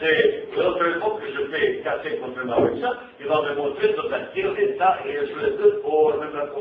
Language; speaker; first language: French; non-native, fluent; Bosnian